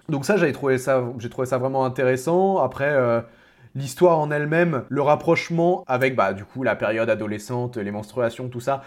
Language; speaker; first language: French; native; French